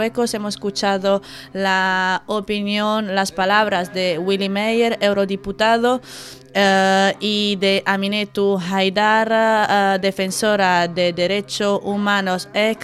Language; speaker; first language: Spanish; native; Spanish